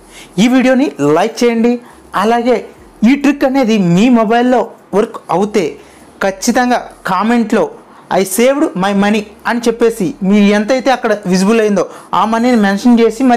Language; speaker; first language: Telugu; native; Telugu